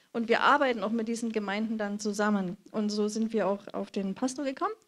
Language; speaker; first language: German; native; German